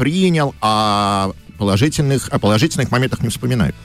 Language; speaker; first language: Russian; native; Russian